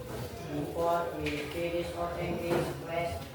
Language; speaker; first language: English; non-native, learner; Indonesian